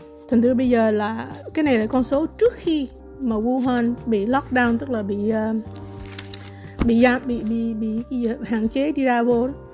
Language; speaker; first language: Vietnamese; native; Vietnamese